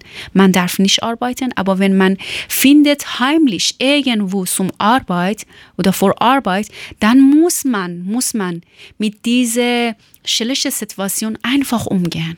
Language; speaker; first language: German; non-native, learner; Persian